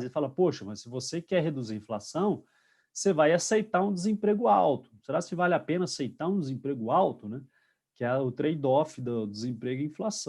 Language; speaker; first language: Portuguese; native; Portuguese